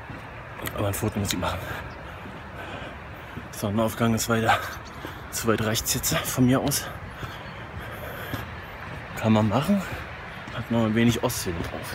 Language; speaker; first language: German; native; German